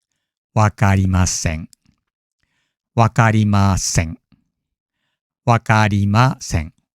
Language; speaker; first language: Japanese; non-native, fluent; English